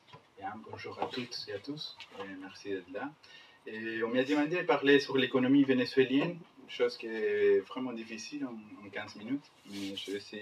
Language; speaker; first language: French; non-native, fluent; Spanish